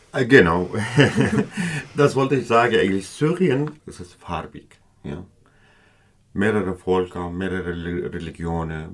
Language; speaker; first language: German; non-native, learner; Kurdish